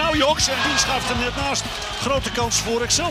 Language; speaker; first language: Dutch; native; Dutch